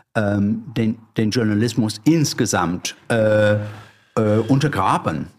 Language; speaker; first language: German; non-native, fluent; English